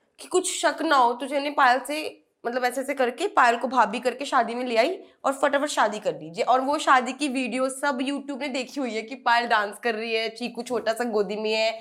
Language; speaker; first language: Hindi; native; Hindi